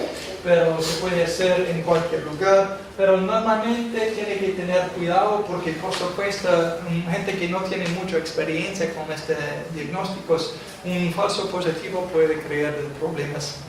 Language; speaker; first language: Spanish; non-native, fluent; English